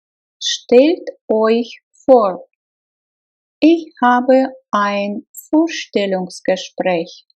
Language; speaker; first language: German; non-native, fluent; Russian